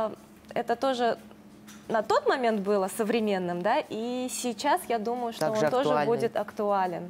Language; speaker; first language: Russian; native; Russian